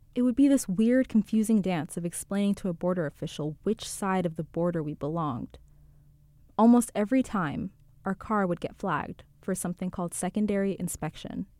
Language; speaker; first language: English; early bilingual, other home language; Rundi